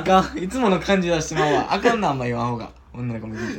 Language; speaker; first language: Japanese; native; Japanese